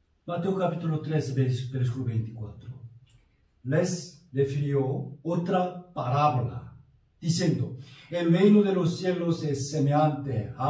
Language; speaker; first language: Spanish; non-native, fluent; Korean